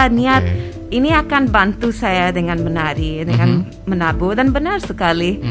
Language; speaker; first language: Indonesian; non-native, fluent; English